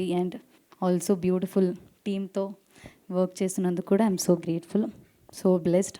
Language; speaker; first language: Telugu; non-native, learner; Malayalam